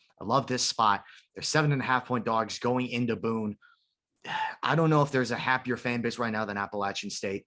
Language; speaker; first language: English; native; English